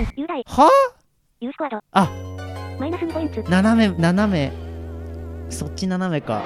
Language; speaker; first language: Japanese; native; Japanese